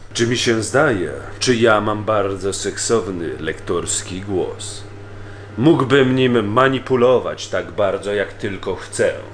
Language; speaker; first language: Polish; early bilingual, heritage; Polish